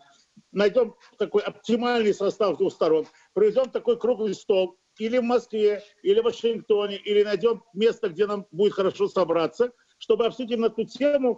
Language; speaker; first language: Russian; native; Russian